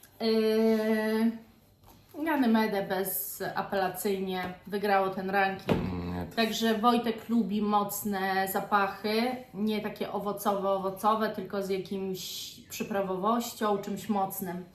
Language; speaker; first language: Polish; native; Polish